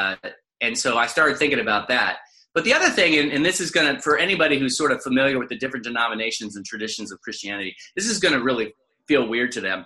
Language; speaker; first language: English; native; English